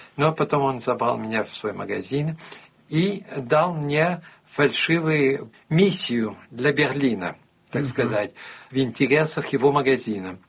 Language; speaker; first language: Russian; early bilingual, heritage; Russian